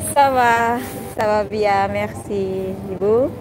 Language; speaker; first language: French; non-native, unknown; Filipino